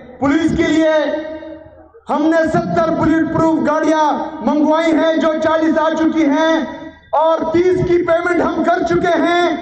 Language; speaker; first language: Urdu; non-native, local second language; Pashto